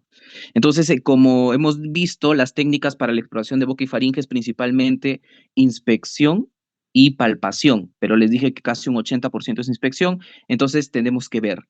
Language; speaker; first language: Spanish; native; Spanish